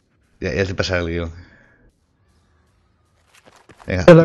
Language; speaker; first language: Spanish; native; Spanish